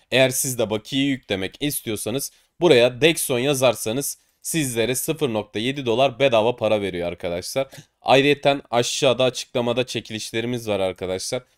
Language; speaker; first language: Turkish; native; Turkish